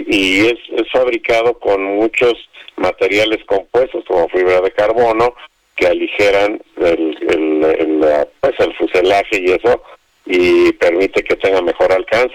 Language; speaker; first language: Spanish; native; Spanish